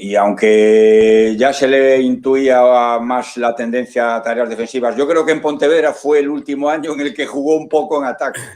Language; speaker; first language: Spanish; native; Spanish